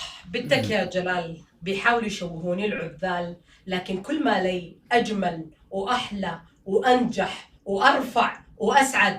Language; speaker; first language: Arabic; native; Arabic